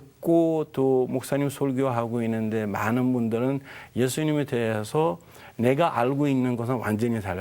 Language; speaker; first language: Korean; non-native, fluent; Persian